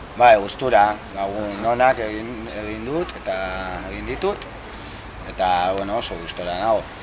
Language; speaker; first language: Basque; non-native, local second language; Spanish